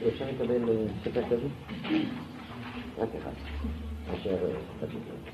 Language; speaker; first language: Hebrew; non-native, fluent; French